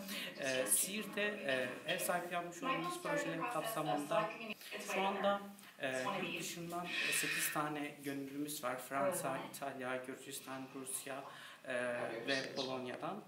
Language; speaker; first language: Turkish; native; Turkish